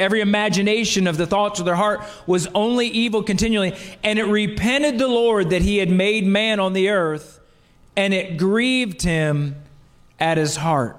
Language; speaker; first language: English; native; English